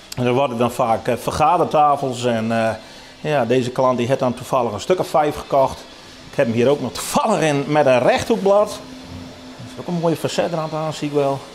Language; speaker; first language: Dutch; non-native, local second language; Western Frisian